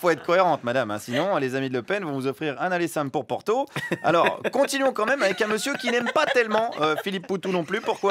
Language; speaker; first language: French; native; French